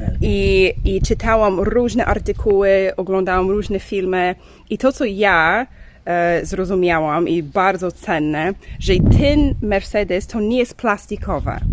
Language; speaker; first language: Polish; non-native, learner; English